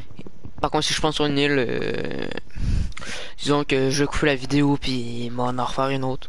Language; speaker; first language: French; native; French